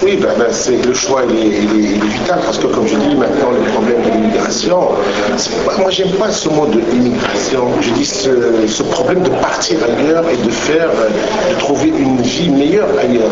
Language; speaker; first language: French; non-native, local second language; Arabic